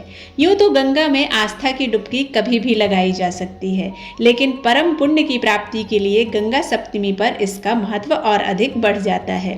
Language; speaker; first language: Hindi; native; Hindi